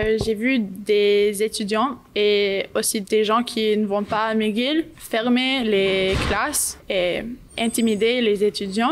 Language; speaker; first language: French; non-native, local second language; English